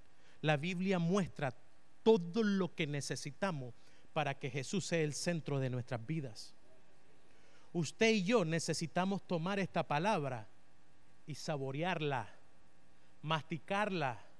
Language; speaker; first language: Spanish; native; Spanish